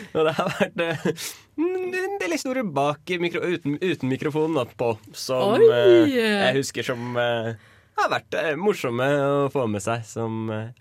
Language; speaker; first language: Norwegian; native; Norwegian